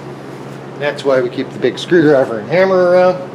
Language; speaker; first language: English; native; English